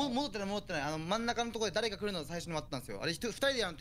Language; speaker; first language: Japanese; native; Japanese